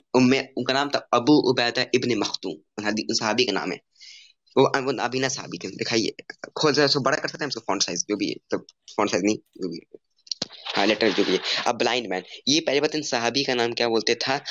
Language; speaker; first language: Hindi; native; Hindi